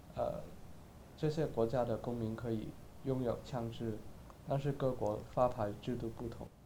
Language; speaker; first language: Chinese; non-native, local second language; Cantonese